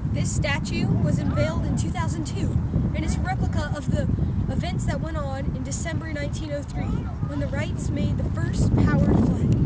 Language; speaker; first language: English; native; English